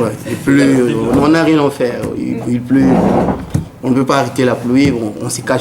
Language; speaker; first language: French; non-native, learner; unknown